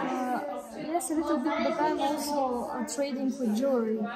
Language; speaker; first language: English; non-native, fluent; Bulgarian